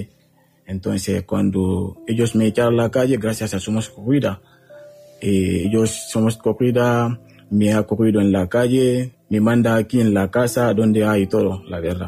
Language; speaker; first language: Spanish; non-native, learner; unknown